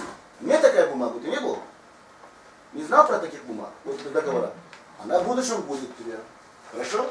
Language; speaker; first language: Russian; non-native, fluent; Tajik